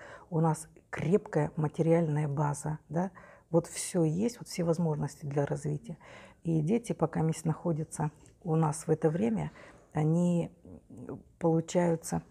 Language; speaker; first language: Russian; native; Russian